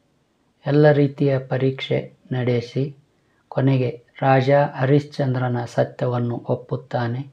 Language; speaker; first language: Kannada; native; Kannada